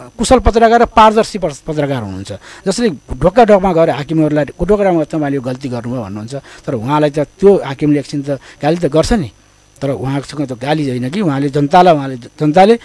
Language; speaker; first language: Nepali; native; Nepali